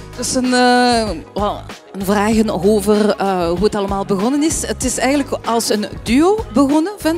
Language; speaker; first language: Dutch; non-native, fluent; French